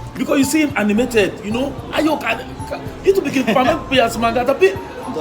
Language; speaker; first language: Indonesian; non-native, fluent; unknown